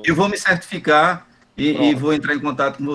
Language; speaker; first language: Portuguese; native; Portuguese